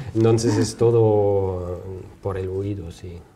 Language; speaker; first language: Spanish; non-native, fluent; German